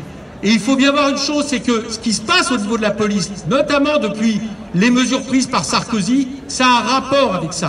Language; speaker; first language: French; native; French